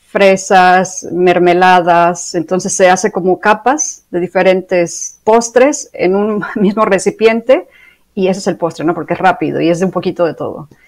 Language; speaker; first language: Spanish; native; Spanish